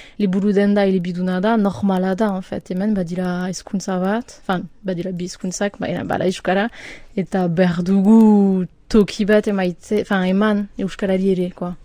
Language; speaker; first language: Basque; non-native, local second language; French